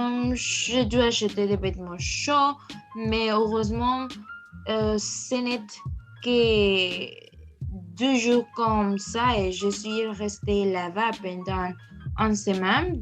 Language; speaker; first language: French; non-native, learner; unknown